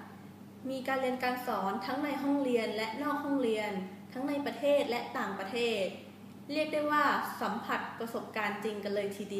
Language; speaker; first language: Thai; native; Thai